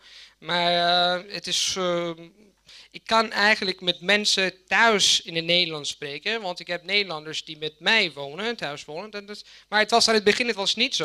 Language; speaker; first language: Dutch; non-native, fluent; Italian